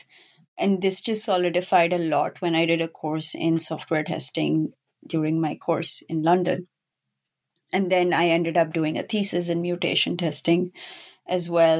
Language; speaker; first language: English; non-native, local second language; Urdu